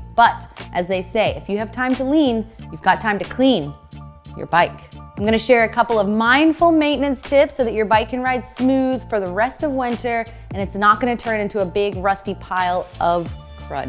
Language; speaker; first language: English; native; English